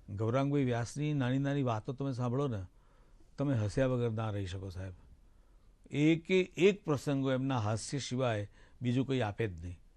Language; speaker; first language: Gujarati; native; Gujarati